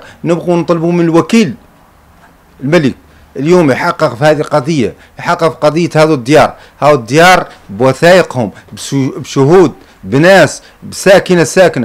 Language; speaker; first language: Arabic; native; Arabic